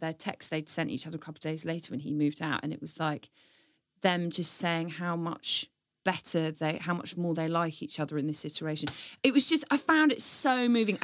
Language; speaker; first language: English; native; English